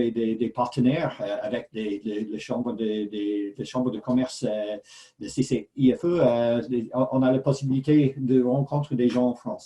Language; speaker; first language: French; non-native, fluent; English